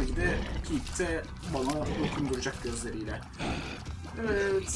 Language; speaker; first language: Turkish; native; Turkish